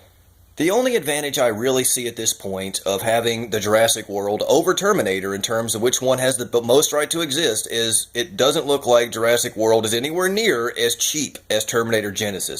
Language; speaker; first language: English; native; English